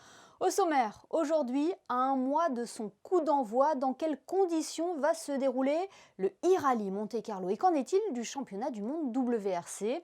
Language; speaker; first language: French; native; French